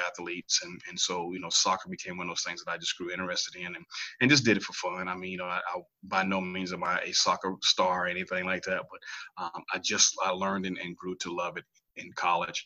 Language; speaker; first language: English; native; English